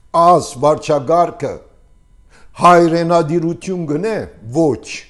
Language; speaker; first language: Armenian; early bilingual, heritage; Armenian